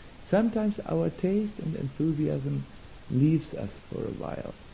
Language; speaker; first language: English; non-native, fluent; German